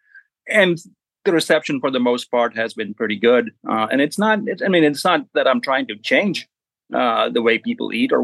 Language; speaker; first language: English; non-native, local second language; Gujarati